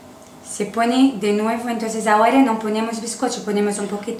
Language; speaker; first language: Spanish; native; Spanish